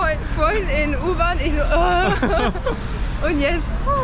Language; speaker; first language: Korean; non-native, learner; German